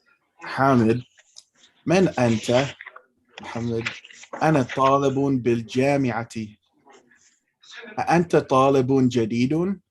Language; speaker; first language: Arabic; non-native, fluent; English